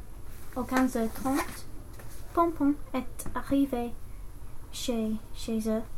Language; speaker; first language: French; non-native, learner; English